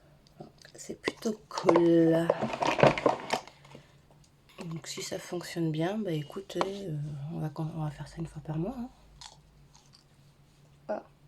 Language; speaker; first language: French; native; French